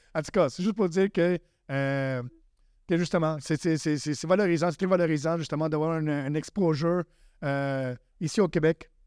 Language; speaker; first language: French; native; French